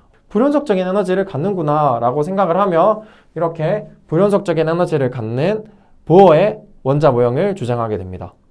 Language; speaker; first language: Korean; native; Korean